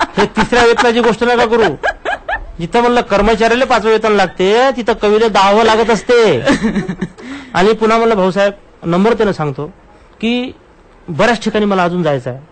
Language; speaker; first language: Marathi; non-native, local second language; Urdu